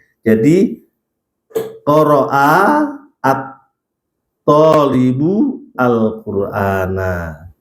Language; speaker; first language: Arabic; non-native, fluent; Indonesian